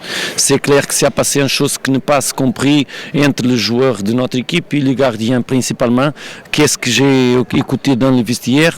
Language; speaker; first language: French; non-native, learner; Portuguese